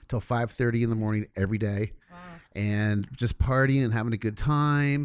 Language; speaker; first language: English; native; English